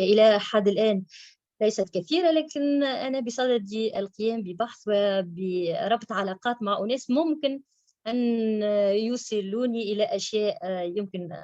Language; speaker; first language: Arabic; native; Arabic